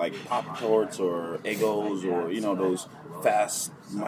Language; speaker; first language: English; non-native, local second language; Jamaican Creole English